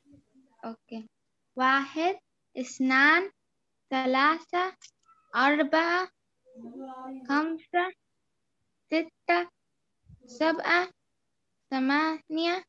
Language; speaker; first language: Arabic; non-native, learner; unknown